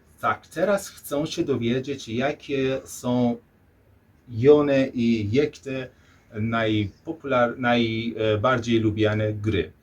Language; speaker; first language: Polish; non-native, learner; Persian